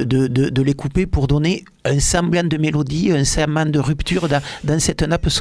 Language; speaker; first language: French; native; French